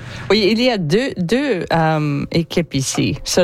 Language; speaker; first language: French; non-native, learner; English